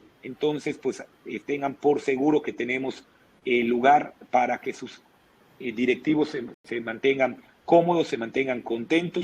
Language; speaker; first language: Spanish; native; Spanish